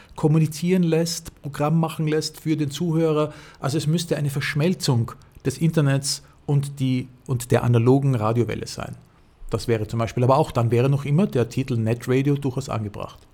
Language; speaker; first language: German; native; German